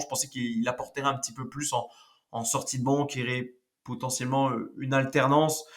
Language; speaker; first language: French; native; French